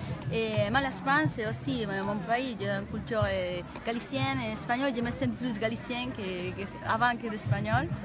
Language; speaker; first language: French; non-native, learner; Galician